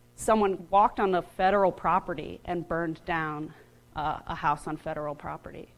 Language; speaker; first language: English; native; English